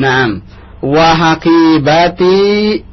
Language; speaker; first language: Arabic; non-native, fluent; Indonesian